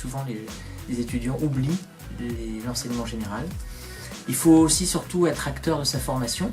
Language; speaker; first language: French; native; French